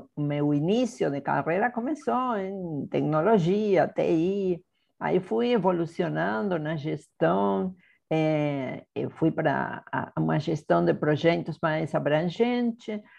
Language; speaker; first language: Portuguese; non-native, fluent; Spanish